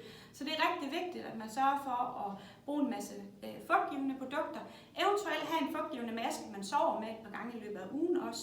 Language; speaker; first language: Danish; native; Danish